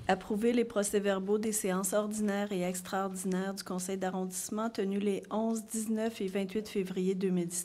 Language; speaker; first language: French; native; French